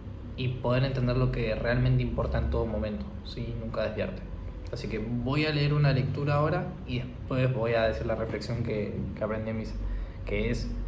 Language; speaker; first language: Spanish; native; Spanish